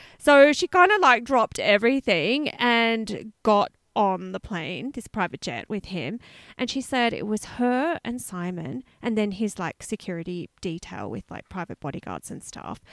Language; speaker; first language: English; native; English